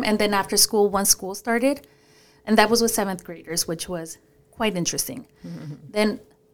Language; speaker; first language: English; early bilingual, other home language; Spanish